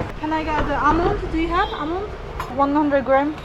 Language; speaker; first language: English; non-native, learner; Korean